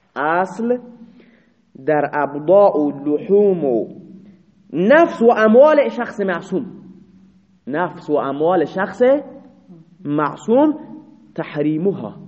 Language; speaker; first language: Persian; non-native, local second language; Baluchi